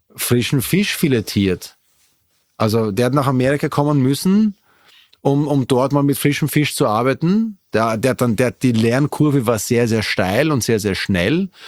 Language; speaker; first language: German; native; German